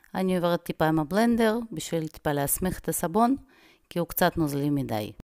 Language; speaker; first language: Hebrew; non-native, fluent; Russian